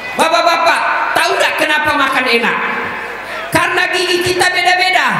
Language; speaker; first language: Indonesian; non-native, local second language; Buginese